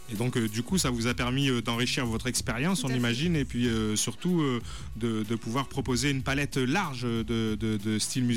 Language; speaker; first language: French; native; French